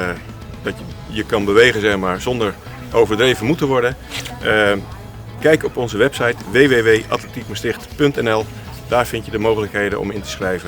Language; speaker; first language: Dutch; native; Dutch